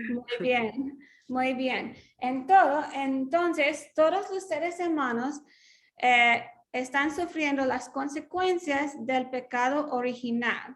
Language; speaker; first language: Spanish; non-native, fluent; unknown